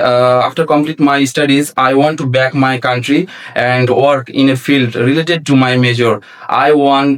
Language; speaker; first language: English; non-native, learner; Bangla